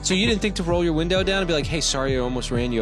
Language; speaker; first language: English; native; English